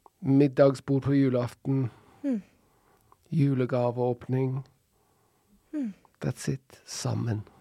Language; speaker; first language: Norwegian; non-native, fluent; English